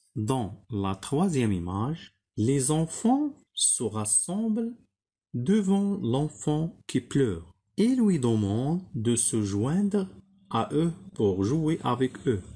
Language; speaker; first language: French; non-native, local second language; Arabic